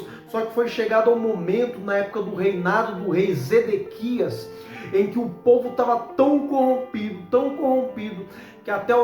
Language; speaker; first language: Portuguese; native; Portuguese